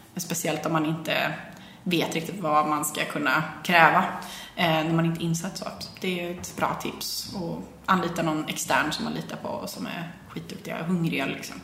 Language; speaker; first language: Swedish; native; Swedish